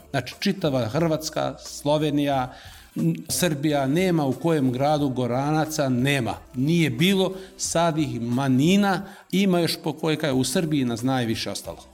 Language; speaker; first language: Serbian; non-native, local second language; Macedonian